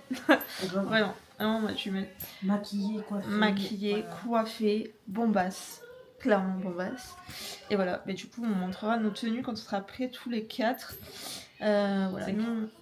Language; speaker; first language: French; native; French